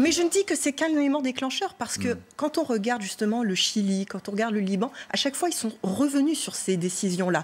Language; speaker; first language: French; native; French